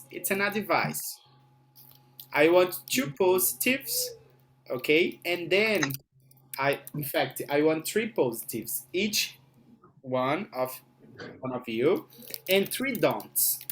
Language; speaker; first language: English; non-native, fluent; Portuguese